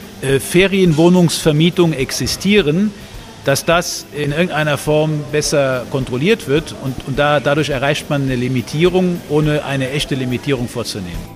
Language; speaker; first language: German; native; German